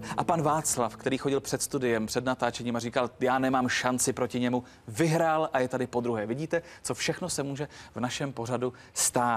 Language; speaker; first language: Czech; native; Czech